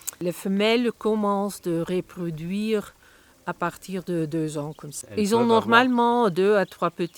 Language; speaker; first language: French; non-native, learner; Spanish